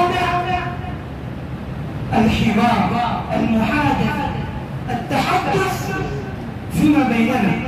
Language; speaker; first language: Arabic; non-native, fluent; Urdu